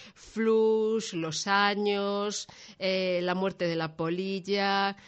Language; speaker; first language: Spanish; non-native, local second language; Galician